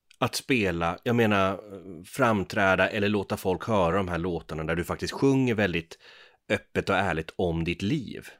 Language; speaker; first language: Swedish; native; Swedish